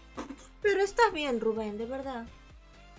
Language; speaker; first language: Spanish; native; Spanish